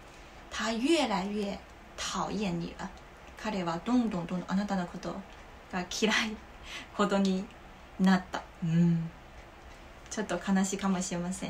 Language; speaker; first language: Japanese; non-native, learner; Chinese